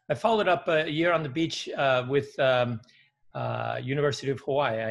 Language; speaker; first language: English; early bilingual, other home language; Dutch